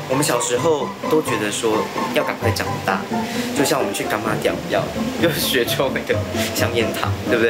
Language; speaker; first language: Chinese; native; Chinese